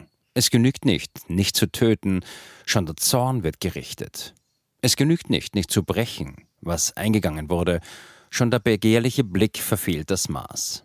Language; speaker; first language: German; native; German